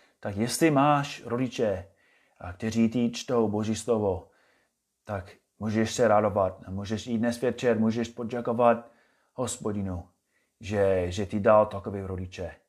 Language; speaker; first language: Czech; non-native, fluent; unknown